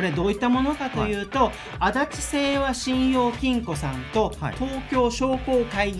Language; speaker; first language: Japanese; native; Japanese